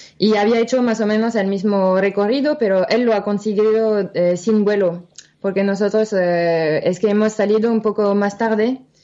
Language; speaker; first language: Spanish; non-native, fluent; French